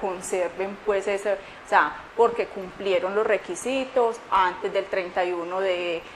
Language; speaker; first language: Spanish; native; Spanish